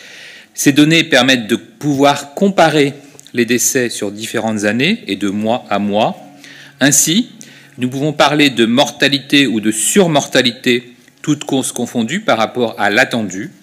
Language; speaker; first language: French; native; French